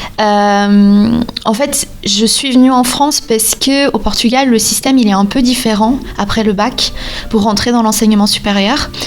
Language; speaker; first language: French; non-native, fluent; Portuguese